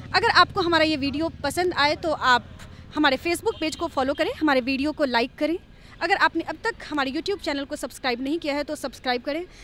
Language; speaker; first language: Hindi; native; Hindi